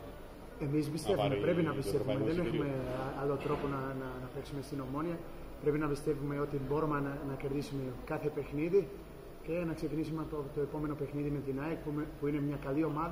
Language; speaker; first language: Greek; non-native, fluent; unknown